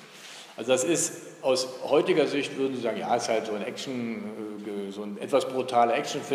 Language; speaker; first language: German; native; German